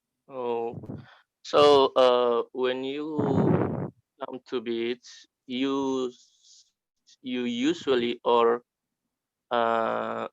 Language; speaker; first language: English; non-native, learner; Indonesian